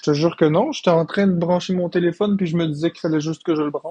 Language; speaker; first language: French; native; French